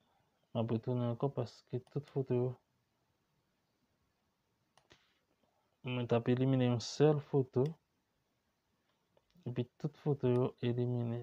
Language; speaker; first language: French; non-native, learner; Haitian Creole